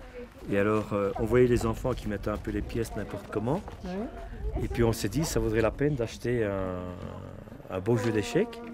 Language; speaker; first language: French; native; French